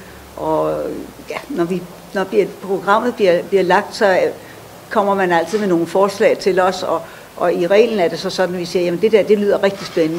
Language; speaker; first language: Danish; native; Danish